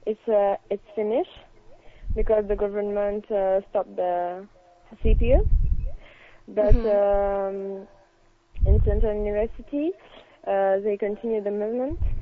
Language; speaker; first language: English; non-native, learner; French